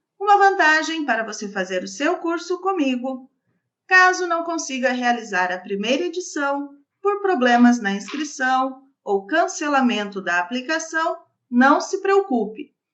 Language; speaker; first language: Portuguese; native; Portuguese